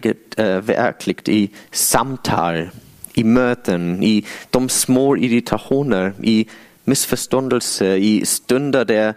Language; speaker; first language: Swedish; non-native, fluent; English